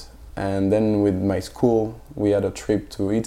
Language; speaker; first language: English; non-native, fluent; French